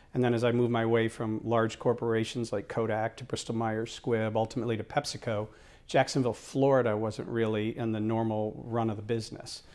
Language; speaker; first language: English; native; English